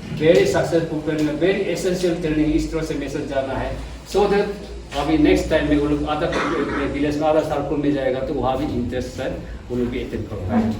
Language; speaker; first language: Hindi; non-native, local second language; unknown